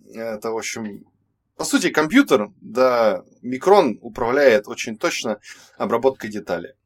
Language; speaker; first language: Russian; native; Russian